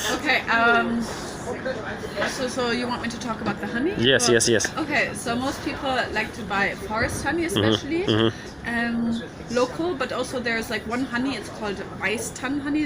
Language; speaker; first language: English; non-native, fluent; German